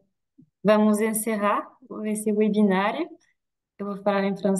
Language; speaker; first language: Portuguese; non-native, fluent; French